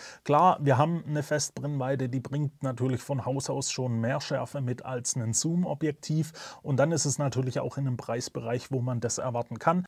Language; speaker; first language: German; native; German